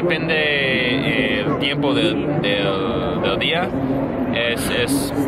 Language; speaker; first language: Spanish; non-native, learner; English